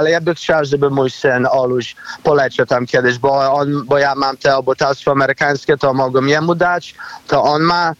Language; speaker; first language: Polish; early bilingual, heritage; Polish